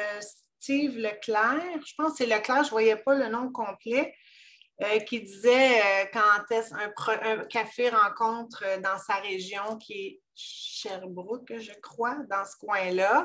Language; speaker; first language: French; native; French